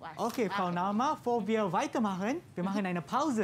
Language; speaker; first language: German; non-native, learner; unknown